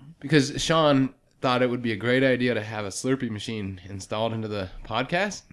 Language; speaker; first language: English; native; English